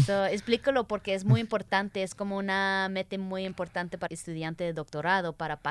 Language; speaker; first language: Spanish; early bilingual, heritage; English